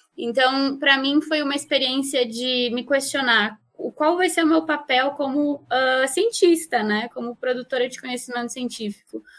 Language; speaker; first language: Portuguese; non-native, fluent; Spanish